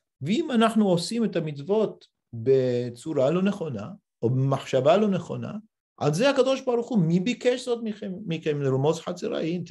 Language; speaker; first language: Hebrew; non-native, fluent; English